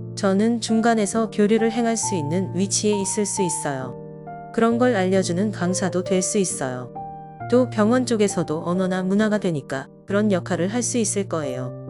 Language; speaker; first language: Korean; non-native, fluent; Vietnamese